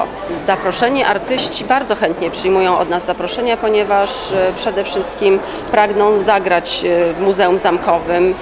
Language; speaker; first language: Polish; native; Polish